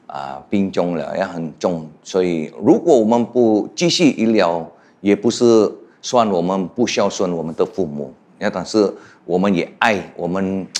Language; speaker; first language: Chinese; non-native, fluent; Indonesian